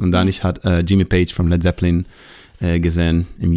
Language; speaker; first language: German; non-native, learner; Hebrew